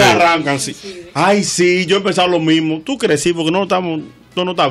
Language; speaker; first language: Spanish; native; Spanish